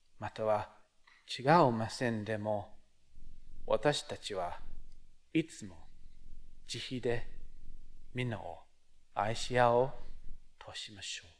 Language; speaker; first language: Japanese; non-native, fluent; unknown